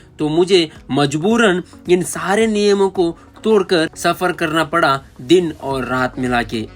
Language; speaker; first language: Hindi; non-native, local second language; Kannada